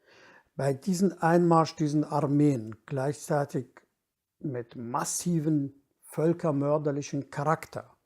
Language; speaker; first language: German; non-native, fluent; Kurdish